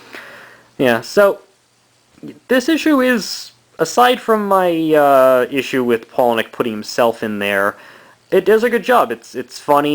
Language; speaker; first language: English; native; English